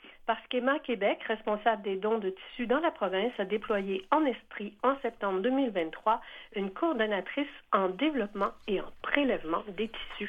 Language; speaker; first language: French; native; French